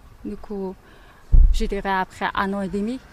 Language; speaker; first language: French; non-native, learner; Mongolian